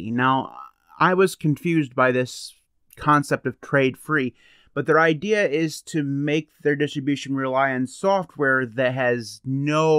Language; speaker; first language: English; native; English